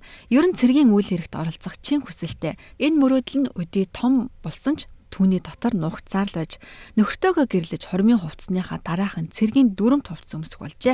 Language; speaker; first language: Mongolian; native; Mongolian